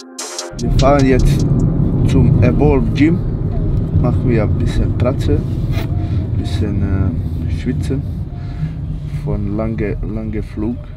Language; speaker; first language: German; non-native, fluent; Croatian